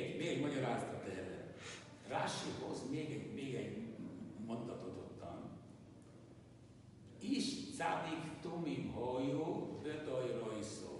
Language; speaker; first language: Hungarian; non-native, local second language; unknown